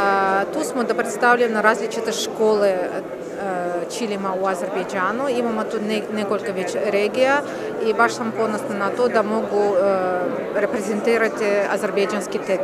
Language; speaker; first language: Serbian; non-native, fluent; Azerbaijani